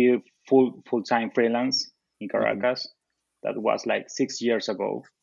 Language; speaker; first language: English; non-native, fluent; Spanish